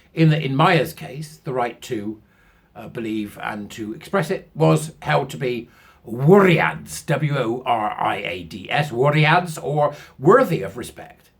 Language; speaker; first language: English; native; English